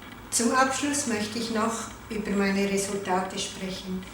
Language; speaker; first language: German; non-native, local second language; Italian